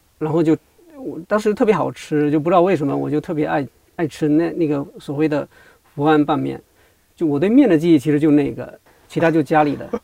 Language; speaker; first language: Chinese; native; Chinese